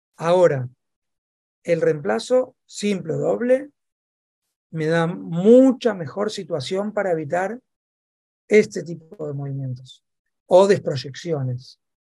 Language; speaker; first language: Spanish; native; Spanish